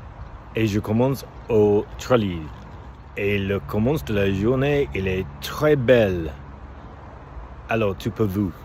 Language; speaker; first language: French; non-native, learner; English